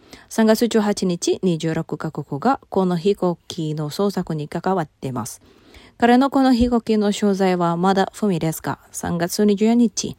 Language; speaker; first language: Japanese; non-native, fluent; Indonesian